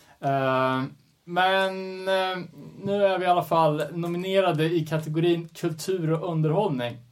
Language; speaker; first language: Swedish; native; Swedish